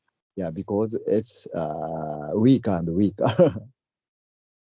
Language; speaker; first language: English; non-native, learner; Japanese